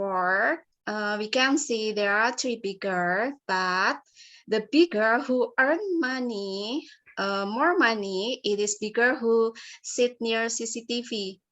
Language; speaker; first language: English; non-native, learner; Indonesian